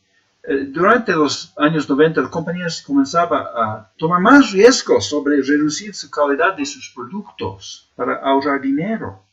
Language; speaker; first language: Spanish; non-native, fluent; English